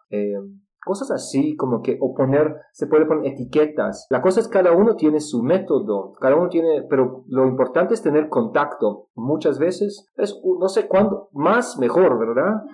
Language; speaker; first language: Spanish; non-native, fluent; Russian